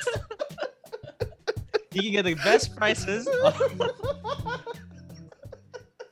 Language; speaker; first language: English; non-native, local second language; Filipino